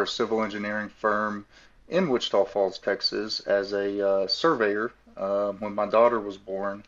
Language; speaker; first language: English; native; English